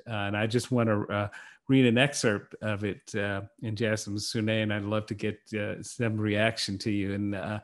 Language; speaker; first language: English; native; English